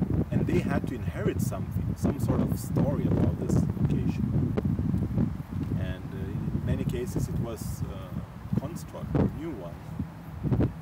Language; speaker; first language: English; non-native, fluent; Lithuanian